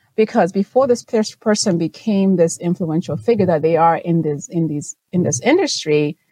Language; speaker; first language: English; non-native, local second language; Shona